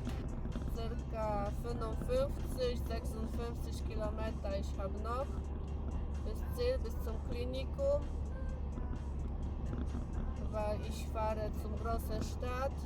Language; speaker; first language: German; non-native, learner; Polish